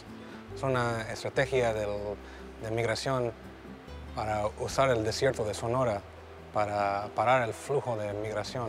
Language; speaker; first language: Spanish; early bilingual, heritage; English